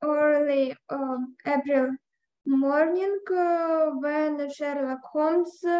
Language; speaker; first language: English; non-native, learner; Ukrainian